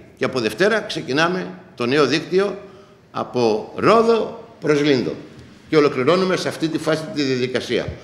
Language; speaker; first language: Greek; native; Greek